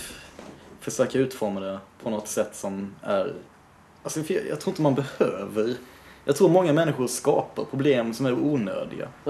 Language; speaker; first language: Swedish; native; Swedish